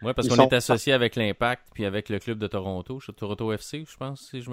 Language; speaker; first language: French; native; French